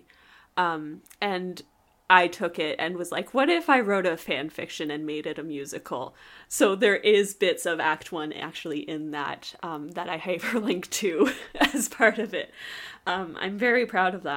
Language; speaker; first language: English; native; English